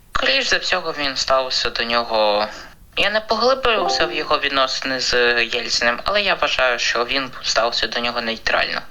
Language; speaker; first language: Ukrainian; non-native, local second language; Russian